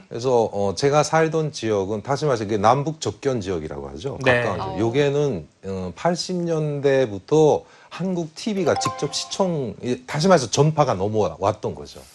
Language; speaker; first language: Korean; native; Korean